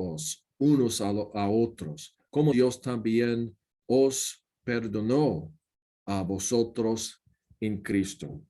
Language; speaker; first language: Spanish; non-native, learner; English